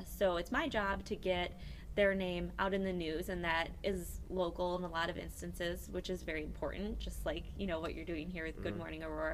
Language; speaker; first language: English; native; English